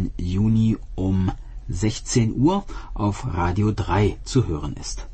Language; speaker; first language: German; native; German